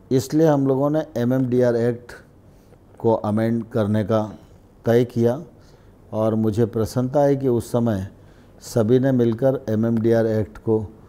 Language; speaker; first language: Hindi; native; Hindi